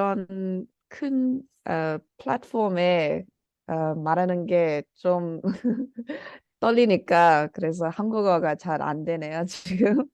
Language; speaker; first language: Korean; early bilingual, heritage; Korean